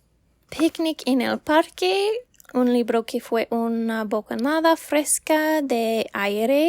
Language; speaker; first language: Spanish; non-native, learner; English